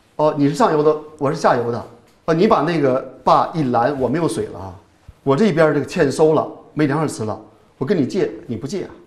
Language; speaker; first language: Chinese; native; Chinese